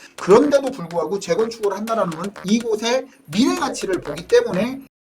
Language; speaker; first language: Korean; native; Korean